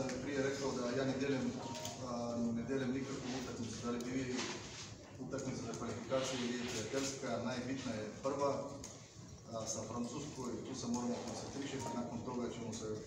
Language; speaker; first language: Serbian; non-native, learner; Bulgarian